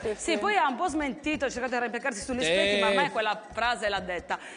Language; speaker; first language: Italian; native; Italian